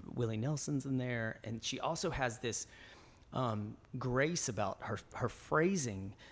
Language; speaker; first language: English; native; English